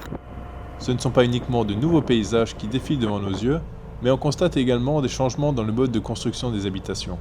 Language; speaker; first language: French; native; French